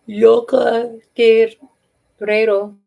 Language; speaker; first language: Spanish; non-native, learner; English